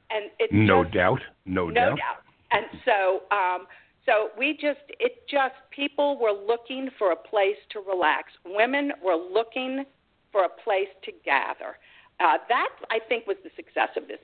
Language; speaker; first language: English; native; English